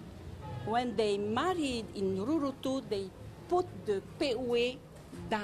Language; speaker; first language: English; non-native, learner; French